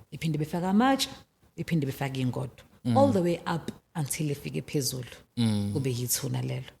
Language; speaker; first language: Zulu; native; Zulu